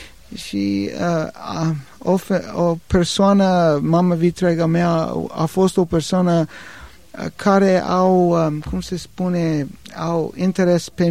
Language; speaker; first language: Romanian; non-native, learner; English